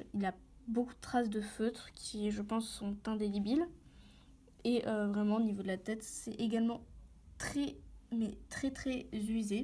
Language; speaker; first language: French; native; French